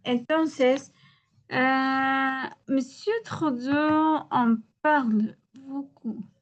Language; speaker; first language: French; non-native, learner; Spanish